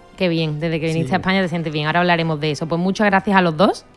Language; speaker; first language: Spanish; native; Spanish